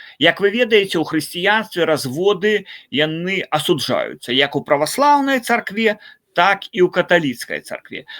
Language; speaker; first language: Belarusian; native; Belarusian